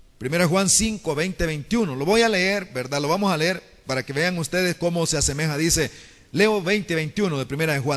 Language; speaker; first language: Spanish; native; Spanish